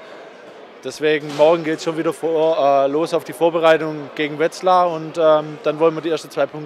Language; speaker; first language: German; native; German